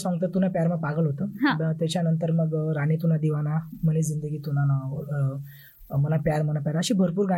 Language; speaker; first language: Marathi; non-native, local second language; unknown